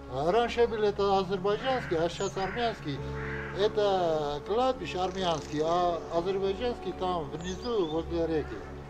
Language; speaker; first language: Russian; non-native, local second language; Armenian